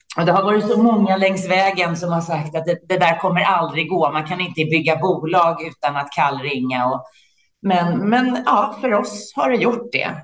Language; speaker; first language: Swedish; native; Swedish